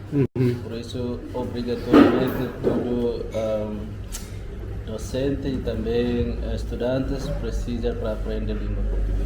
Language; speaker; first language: Portuguese; non-native, local second language; Tetum